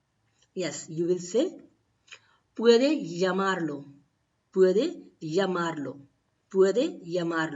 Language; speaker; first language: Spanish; non-native, fluent; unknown